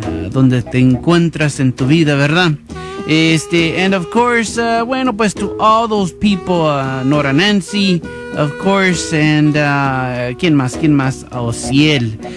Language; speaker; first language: Spanish; early bilingual, heritage; Spanish